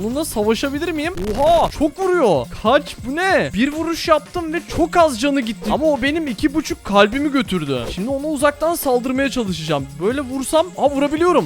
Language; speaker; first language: Turkish; native; Turkish